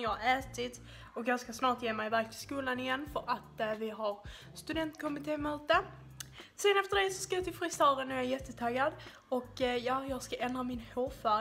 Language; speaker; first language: Swedish; native; Swedish